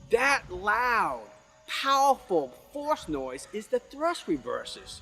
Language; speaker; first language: English; native; English